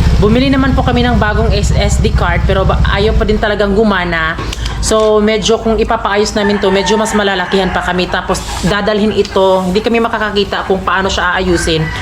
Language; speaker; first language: Filipino; non-native, local second language; Cebuano